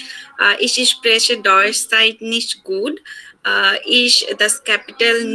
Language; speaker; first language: German; non-native, learner; Bangla